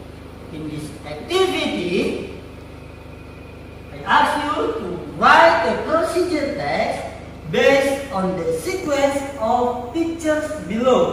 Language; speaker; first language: English; non-native, fluent; Indonesian